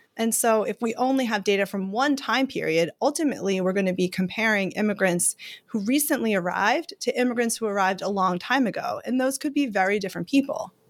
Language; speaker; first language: English; native; English